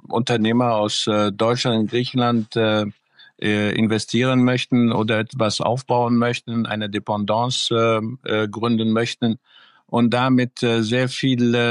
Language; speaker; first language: German; early bilingual, other home language; Greek